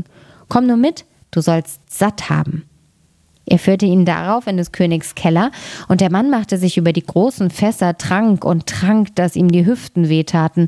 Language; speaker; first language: German; native; German